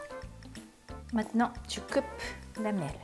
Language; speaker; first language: French; non-native, learner; Japanese